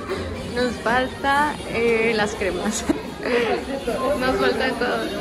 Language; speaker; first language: Spanish; native; Spanish